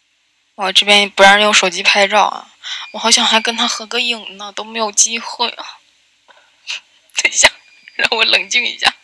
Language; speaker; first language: Chinese; native; Chinese